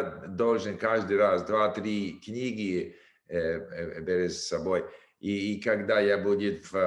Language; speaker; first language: Russian; non-native, learner; English